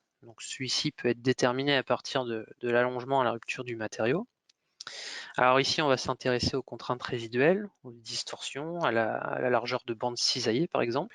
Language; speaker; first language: French; native; French